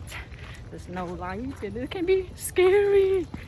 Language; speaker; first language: English; non-native, fluent; Vietnamese